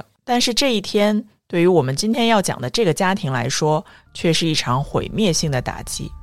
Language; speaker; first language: Chinese; native; Chinese